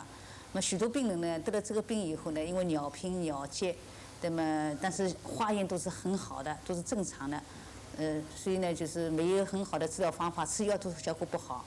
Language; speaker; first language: Chinese; native; Chinese